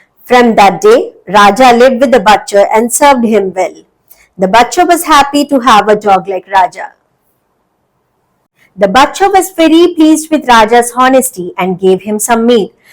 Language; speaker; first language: English; non-native, local second language; Telugu